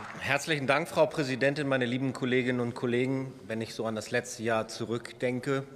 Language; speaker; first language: German; native; German